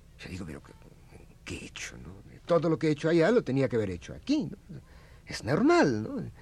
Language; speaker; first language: Spanish; non-native, fluent; Russian